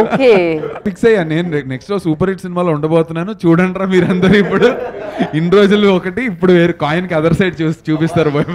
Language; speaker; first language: Telugu; native; Telugu